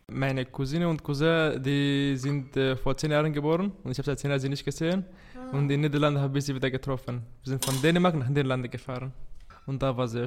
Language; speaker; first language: German; non-native, fluent; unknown